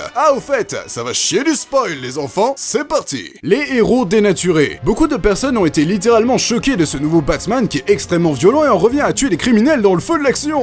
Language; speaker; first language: French; native; French